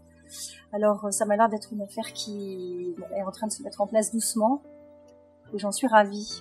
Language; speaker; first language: French; native; French